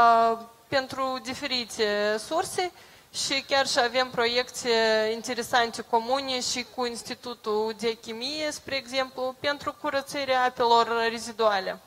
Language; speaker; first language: Romanian; non-native, local second language; Russian